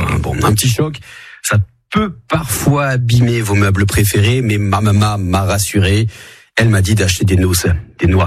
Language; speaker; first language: French; native; French